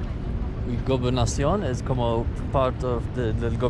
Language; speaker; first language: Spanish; non-native, learner; Swedish